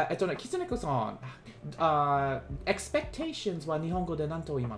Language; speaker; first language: Japanese; non-native, learner; English